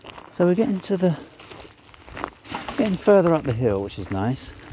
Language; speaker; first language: English; native; English